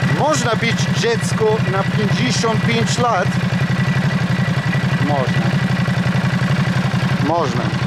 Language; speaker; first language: Polish; non-native, fluent; Italian